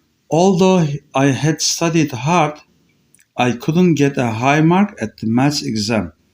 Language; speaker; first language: English; non-native, fluent; Turkish